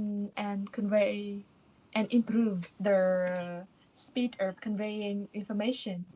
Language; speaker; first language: English; non-native, learner; Vietnamese